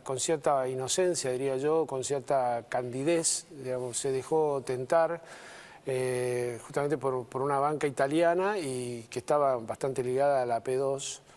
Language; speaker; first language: Spanish; native; Spanish